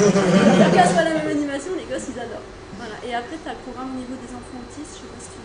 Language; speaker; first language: French; native; French